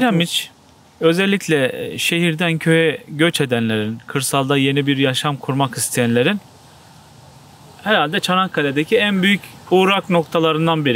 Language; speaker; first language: Turkish; native; Turkish